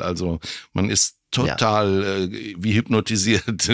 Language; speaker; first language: German; native; German